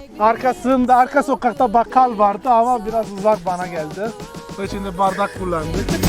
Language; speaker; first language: Turkish; non-native, learner; Italian